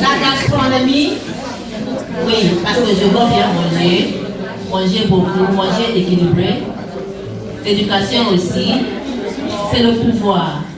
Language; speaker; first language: French; non-native, learner; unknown